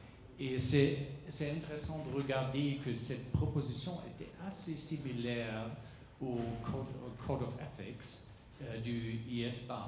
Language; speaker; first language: French; non-native, fluent; German